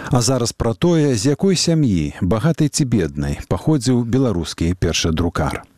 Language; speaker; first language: Belarusian; native; Belarusian